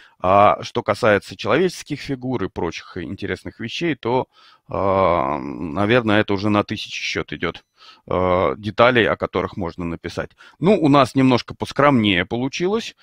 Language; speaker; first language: Russian; native; Russian